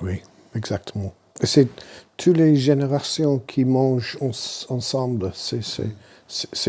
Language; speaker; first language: French; non-native, learner; English